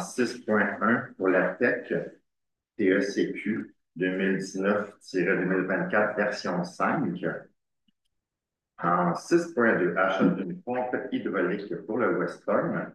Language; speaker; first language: French; native; French